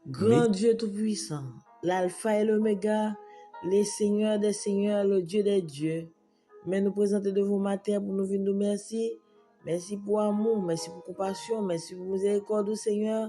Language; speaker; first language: French; non-native, local second language; Haitian Creole